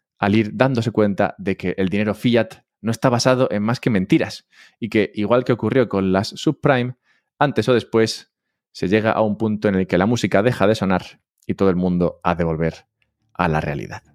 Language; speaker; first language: Spanish; native; Spanish